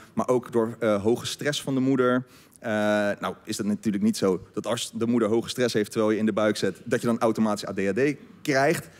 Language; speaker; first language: Dutch; native; Dutch